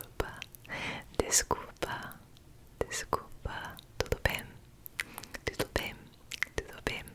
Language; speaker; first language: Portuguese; non-native, learner; English